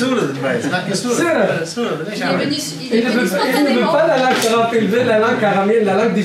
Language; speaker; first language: French; non-native, learner; Arabic